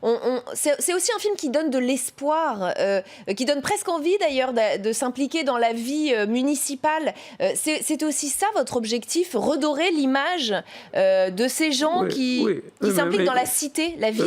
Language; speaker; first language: French; native; French